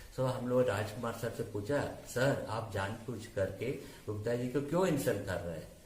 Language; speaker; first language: Hindi; non-native, local second language; Malayalam